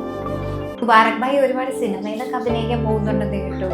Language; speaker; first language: Malayalam; native; Malayalam